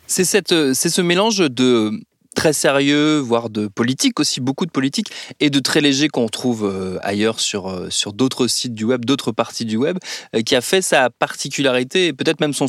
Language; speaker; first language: French; native; French